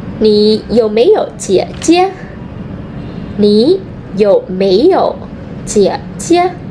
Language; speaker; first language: Chinese; non-native, fluent; Vietnamese